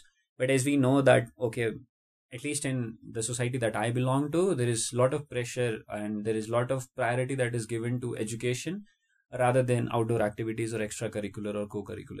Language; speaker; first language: English; non-native, local second language; Hindi